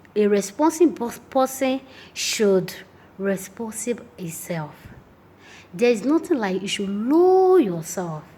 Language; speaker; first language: English; non-native, local second language; Yoruba